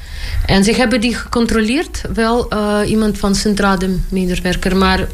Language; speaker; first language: Dutch; non-native, learner; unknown